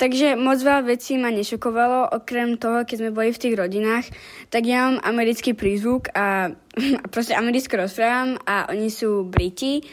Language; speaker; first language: Slovak; early bilingual, heritage; Slovak